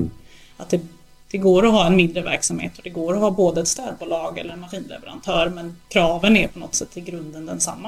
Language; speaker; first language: Swedish; native; Swedish